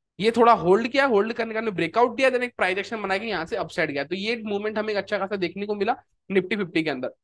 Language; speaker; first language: Hindi; native; Hindi